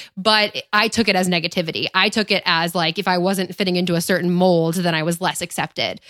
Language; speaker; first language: English; native; English